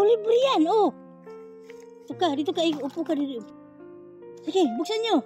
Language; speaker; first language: Filipino; non-native, local second language; Cebuano